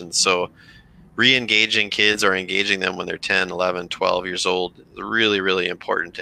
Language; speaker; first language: English; native; English